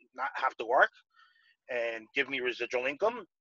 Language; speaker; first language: English; non-native, fluent; Spanish